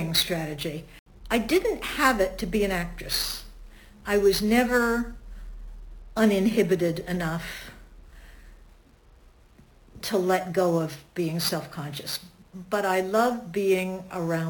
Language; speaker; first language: English; native; English